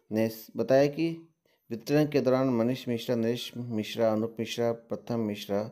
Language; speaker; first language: Hindi; native; Hindi